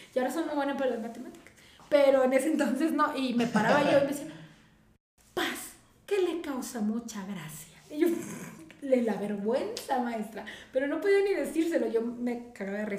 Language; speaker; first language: Spanish; native; Spanish